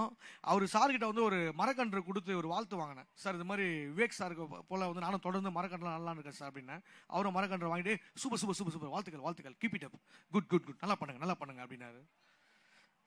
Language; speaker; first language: Tamil; native; Tamil